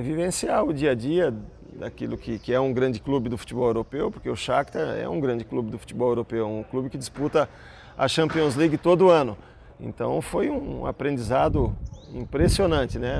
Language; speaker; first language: Portuguese; native; Portuguese